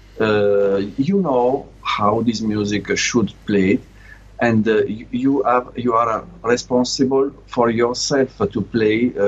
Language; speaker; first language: English; non-native, learner; Italian